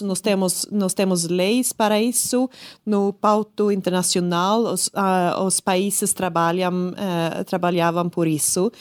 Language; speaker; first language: Portuguese; non-native, learner; Swedish